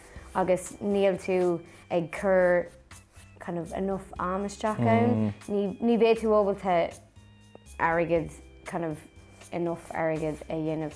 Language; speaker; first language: Irish; non-native, local second language; English